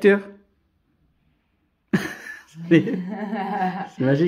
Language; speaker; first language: French; native; French